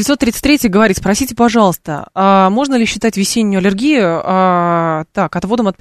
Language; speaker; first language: Russian; native; Russian